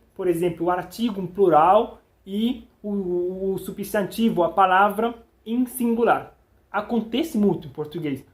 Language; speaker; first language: Portuguese; non-native, fluent; Spanish